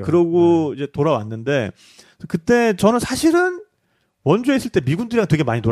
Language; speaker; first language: Korean; native; Korean